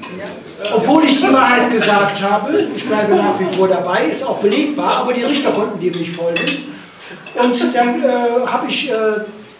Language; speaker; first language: German; native; German